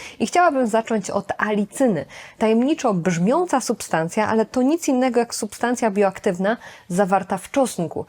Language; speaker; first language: Polish; native; Polish